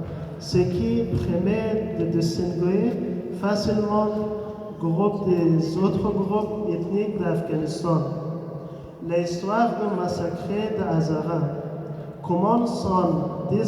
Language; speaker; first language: French; non-native, learner; Persian